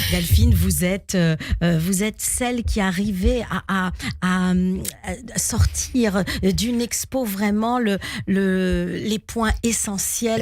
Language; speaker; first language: French; native; French